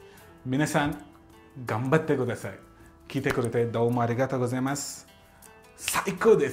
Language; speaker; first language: Japanese; non-native, learner; Telugu